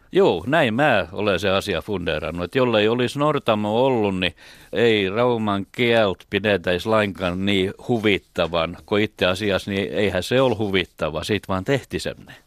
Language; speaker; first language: Finnish; native; Finnish